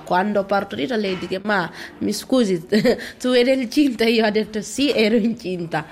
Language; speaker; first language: Italian; non-native, learner; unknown